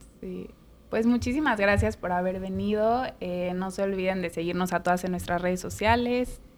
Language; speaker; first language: Spanish; native; Spanish